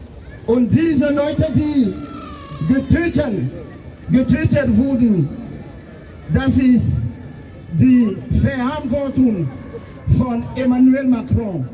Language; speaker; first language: German; non-native, fluent; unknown